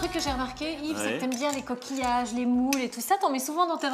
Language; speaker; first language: French; native; French